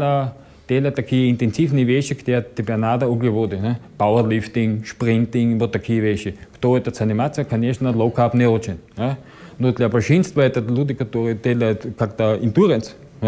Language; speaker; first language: Russian; non-native, learner; German